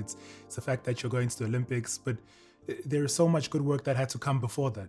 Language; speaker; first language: English; native; English